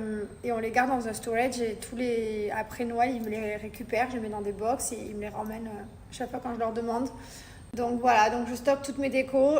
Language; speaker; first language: French; native; French